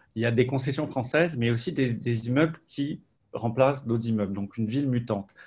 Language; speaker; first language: French; native; French